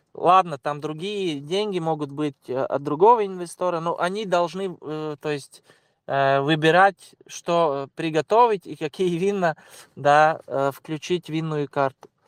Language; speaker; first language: Russian; non-native, local second language; Latvian